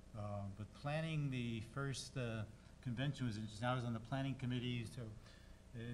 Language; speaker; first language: English; native; English